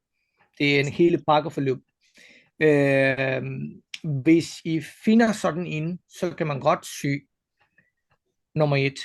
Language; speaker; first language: Danish; non-native, fluent; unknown